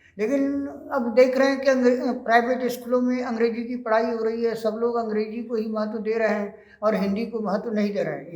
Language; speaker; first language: Hindi; native; Hindi